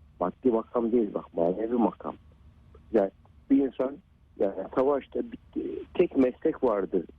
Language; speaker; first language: Turkish; native; Turkish